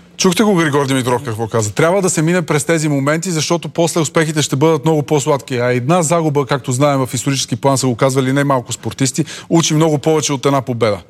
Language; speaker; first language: Bulgarian; native; Bulgarian